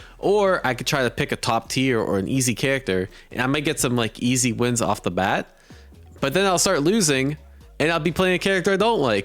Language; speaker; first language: English; native; English